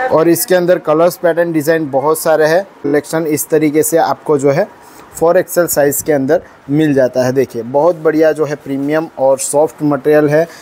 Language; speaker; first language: Hindi; non-native, local second language; Gujarati